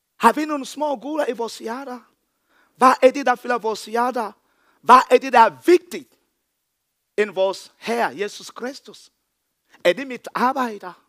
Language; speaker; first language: Danish; non-native, fluent; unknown